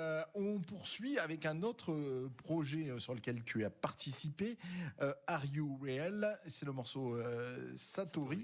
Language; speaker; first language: French; native; French